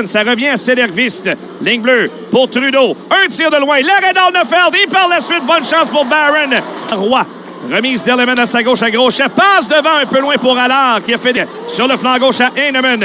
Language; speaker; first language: French; native; French